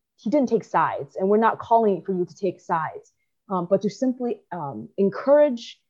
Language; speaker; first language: English; early bilingual, other home language; Chinese